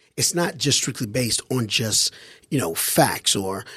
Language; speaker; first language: English; early bilingual, other home language; Haitian Creole